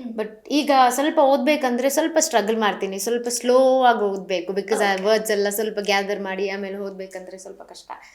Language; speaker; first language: Kannada; non-native, local second language; Malayalam